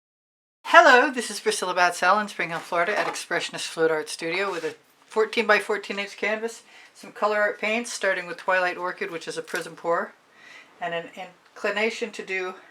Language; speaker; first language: English; native; English